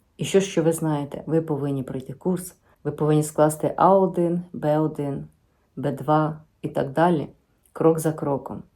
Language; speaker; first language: Ukrainian; native; Ukrainian